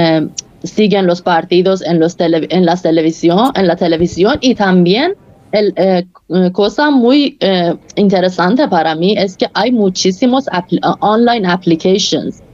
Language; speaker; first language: Spanish; non-native, fluent; Persian